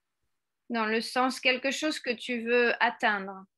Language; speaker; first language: French; non-native, fluent; Spanish